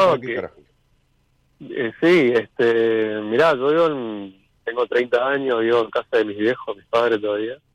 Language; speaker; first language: Spanish; native; Spanish